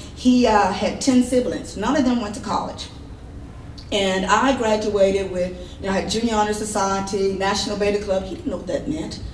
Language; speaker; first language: English; native; English